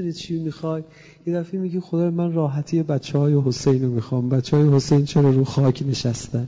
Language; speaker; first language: Persian; native; Persian